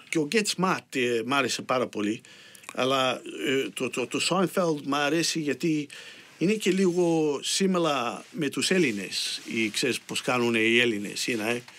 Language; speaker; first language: Greek; early bilingual, heritage; Greek